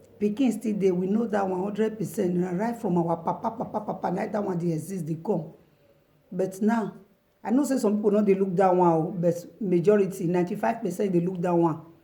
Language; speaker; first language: Nigerian Pidgin; non-native, local second language; Bini